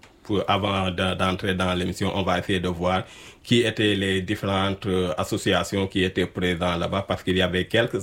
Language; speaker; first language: French; non-native, local second language; Wolof